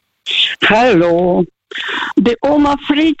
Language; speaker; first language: German; non-native, fluent; Russian